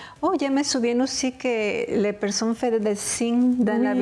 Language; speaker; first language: French; non-native, learner; Spanish